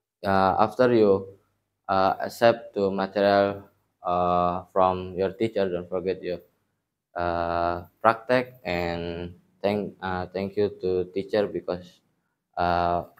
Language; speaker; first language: English; non-native, learner; Indonesian